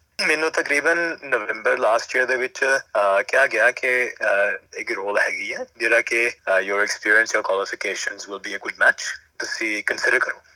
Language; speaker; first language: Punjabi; early bilingual, heritage; Punjabi